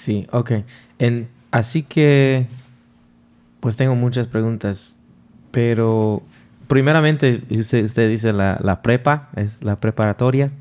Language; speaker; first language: Spanish; non-native, fluent; English